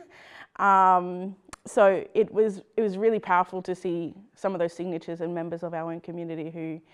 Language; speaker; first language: English; native; English